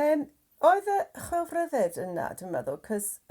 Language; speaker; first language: Welsh; non-native, fluent; English